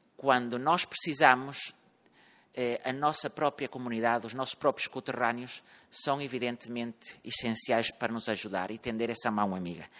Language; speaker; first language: Portuguese; early bilingual, heritage; Portuguese